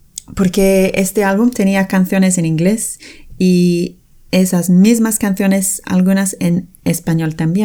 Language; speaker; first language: Spanish; non-native, fluent; English